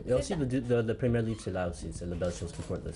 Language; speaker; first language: French; non-native, learner; English